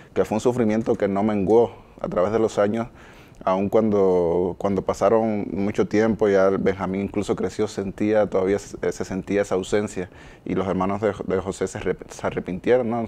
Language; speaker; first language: Spanish; native; Spanish